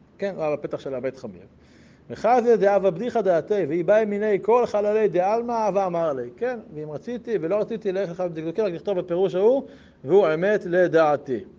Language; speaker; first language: Hebrew; native; Hebrew